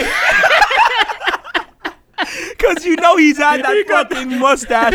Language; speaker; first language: English; non-native, local second language; Filipino